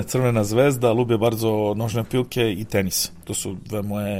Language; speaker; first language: Polish; non-native, learner; Serbian